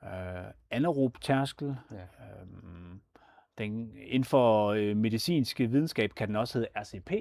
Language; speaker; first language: Danish; native; Danish